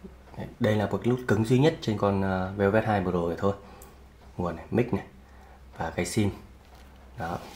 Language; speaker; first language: Vietnamese; native; Vietnamese